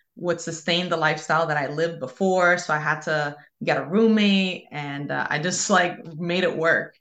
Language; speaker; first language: English; early bilingual, other home language; Spanish